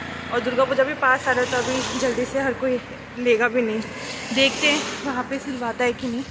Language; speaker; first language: Hindi; native; Hindi